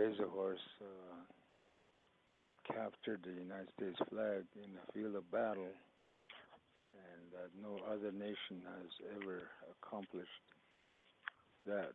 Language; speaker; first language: English; early bilingual, other home language; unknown